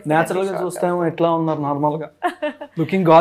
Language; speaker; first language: Telugu; native; Telugu